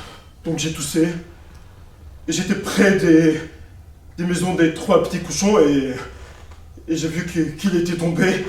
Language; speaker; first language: French; native; French